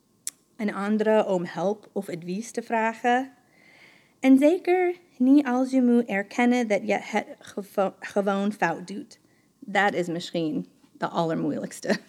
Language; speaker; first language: Dutch; non-native, fluent; English